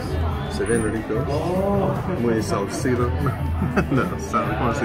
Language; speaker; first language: Spanish; non-native, learner; English